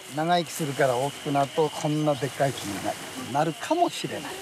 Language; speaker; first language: Japanese; native; Japanese